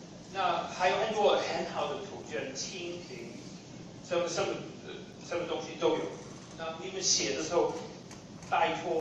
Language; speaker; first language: Chinese; non-native, fluent; English